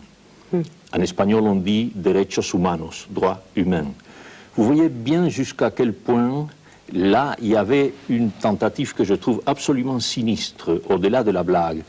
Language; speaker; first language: French; non-native, fluent; Spanish